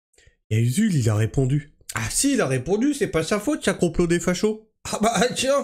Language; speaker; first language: French; native; French